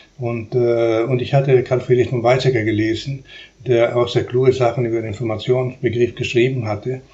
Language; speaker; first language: German; non-native, fluent; Spanish